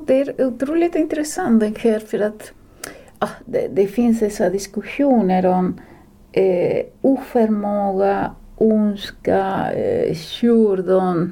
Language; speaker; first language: Swedish; non-native, fluent; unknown